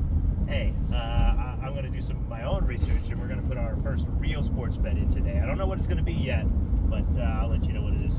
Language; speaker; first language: English; native; English